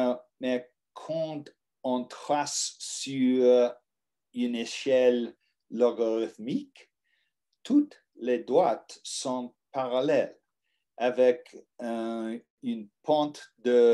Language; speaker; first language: French; non-native, learner; English